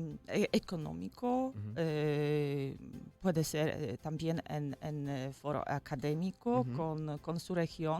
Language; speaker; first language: Spanish; non-native, fluent; Polish